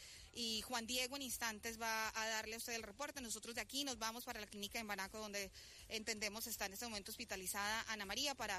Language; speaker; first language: Spanish; native; Spanish